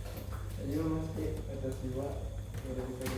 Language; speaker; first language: Japanese; non-native, learner; Indonesian